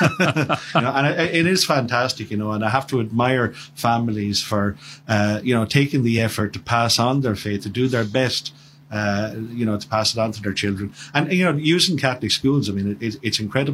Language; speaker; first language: English; native; English